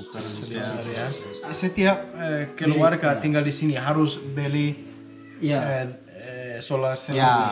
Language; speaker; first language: Indonesian; non-native, learner; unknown